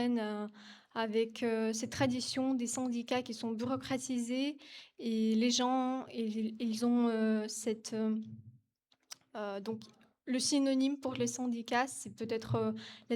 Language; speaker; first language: French; non-native, fluent; Ukrainian